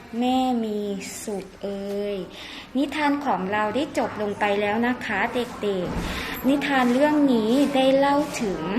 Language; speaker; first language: Thai; native; Thai